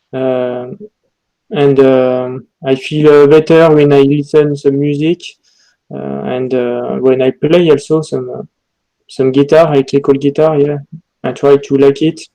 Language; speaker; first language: English; non-native, learner; French